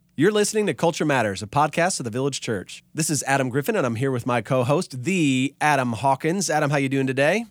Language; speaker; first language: English; native; English